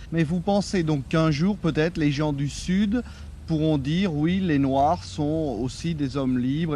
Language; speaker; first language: French; native; French